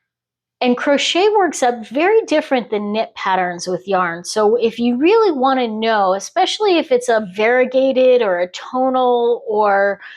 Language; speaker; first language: English; native; English